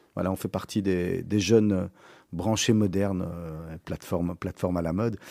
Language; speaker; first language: French; native; French